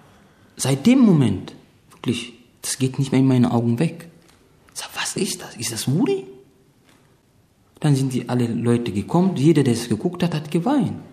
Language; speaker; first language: German; non-native, fluent; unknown